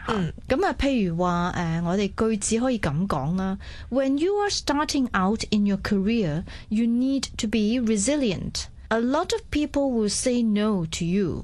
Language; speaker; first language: English; non-native, local second language; Cantonese